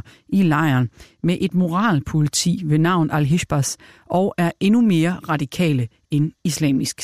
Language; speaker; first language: Danish; native; Danish